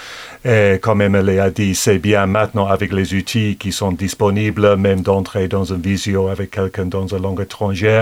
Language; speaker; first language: French; non-native, fluent; English